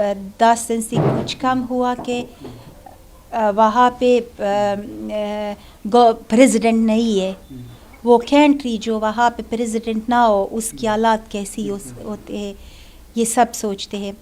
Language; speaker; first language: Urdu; non-native, fluent; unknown